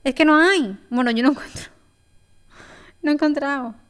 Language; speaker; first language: Spanish; native; Spanish